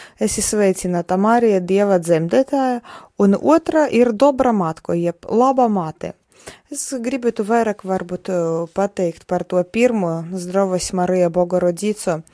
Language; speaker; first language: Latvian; non-native, fluent; Polish